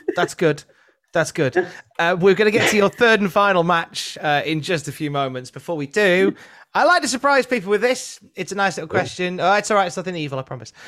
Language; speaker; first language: English; native; English